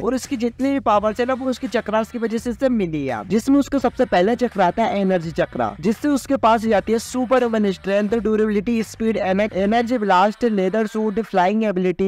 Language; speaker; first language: Hindi; native; Hindi